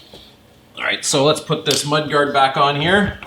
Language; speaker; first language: English; native; English